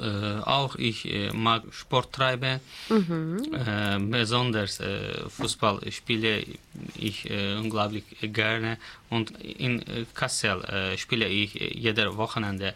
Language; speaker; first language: German; non-native, learner; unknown